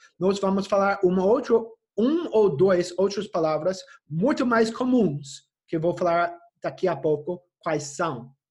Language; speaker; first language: Portuguese; non-native, fluent; English